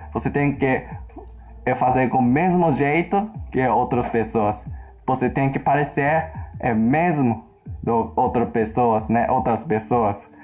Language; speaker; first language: Portuguese; non-native, fluent; Japanese